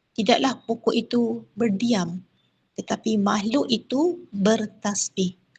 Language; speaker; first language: Malay; native; Malay